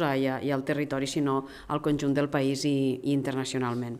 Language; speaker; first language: Catalan; native; Catalan